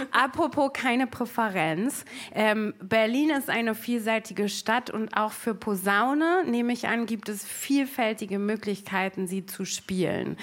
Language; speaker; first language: German; native; German